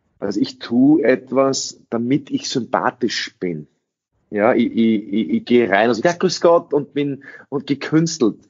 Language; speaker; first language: German; early bilingual, other home language; English